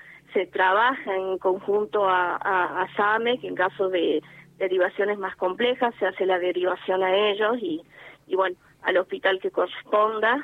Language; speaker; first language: Spanish; native; Spanish